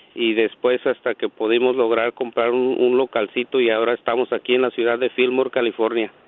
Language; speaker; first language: Spanish; native; Spanish